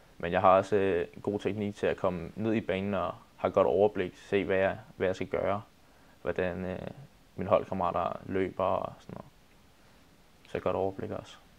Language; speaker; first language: Danish; native; Danish